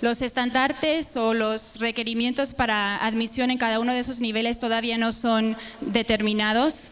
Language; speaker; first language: Spanish; native; Spanish